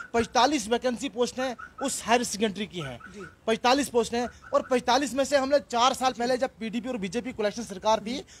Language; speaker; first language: Hindi; non-native, local second language; Kashmiri